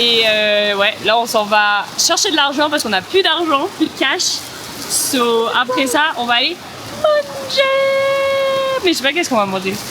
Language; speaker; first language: French; native; French